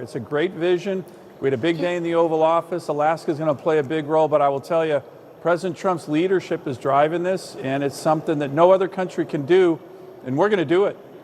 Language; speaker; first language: English; native; English